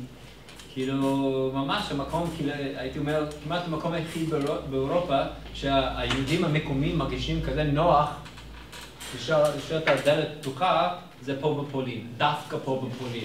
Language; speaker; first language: Hebrew; non-native, fluent; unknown